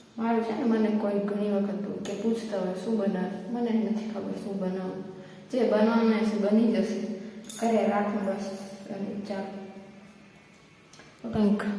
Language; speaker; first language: Gujarati; non-native, local second language; Kachhi